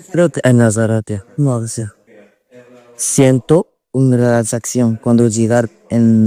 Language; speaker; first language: Spanish; non-native, learner; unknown